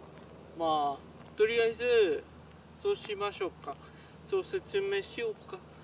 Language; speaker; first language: Japanese; non-native, learner; French